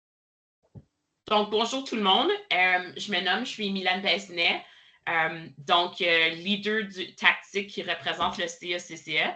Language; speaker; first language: French; native; French